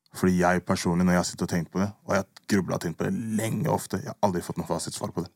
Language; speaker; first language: Norwegian; early bilingual, other home language; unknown